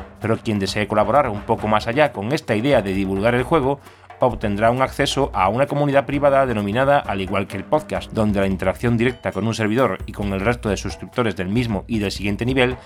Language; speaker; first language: Spanish; native; Spanish